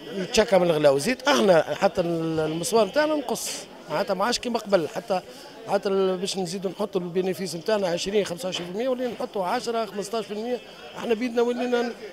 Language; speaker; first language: Arabic; native; Arabic